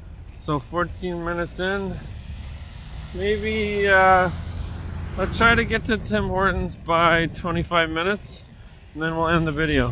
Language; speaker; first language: English; native; English